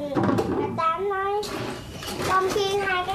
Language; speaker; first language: Vietnamese; native; Vietnamese